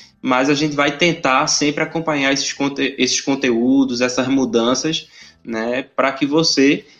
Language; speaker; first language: Portuguese; native; Portuguese